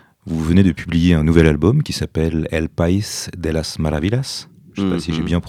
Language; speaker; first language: French; native; French